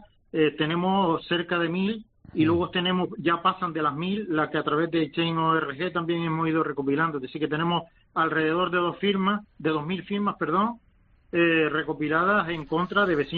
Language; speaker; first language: Spanish; native; Spanish